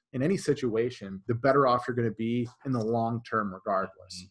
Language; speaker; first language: English; native; English